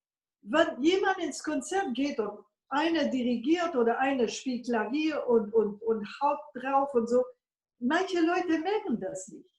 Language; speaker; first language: German; non-native, fluent; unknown